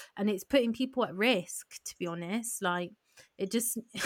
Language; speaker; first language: English; early bilingual, other home language; Yoruba